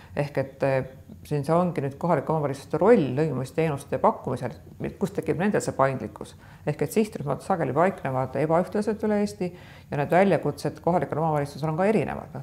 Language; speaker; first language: Estonian; native; Estonian